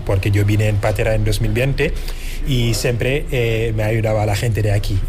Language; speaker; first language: Spanish; non-native, fluent; Wolof